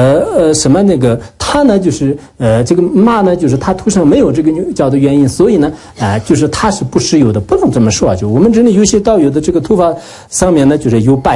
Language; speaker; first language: Chinese; non-native, local second language; Tibetan